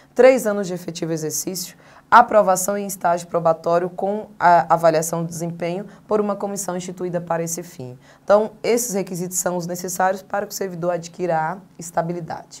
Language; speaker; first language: Portuguese; native; Portuguese